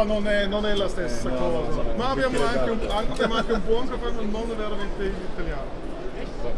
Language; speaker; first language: Italian; non-native, learner; German